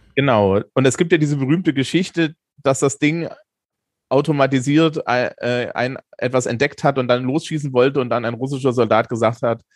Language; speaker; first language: German; native; German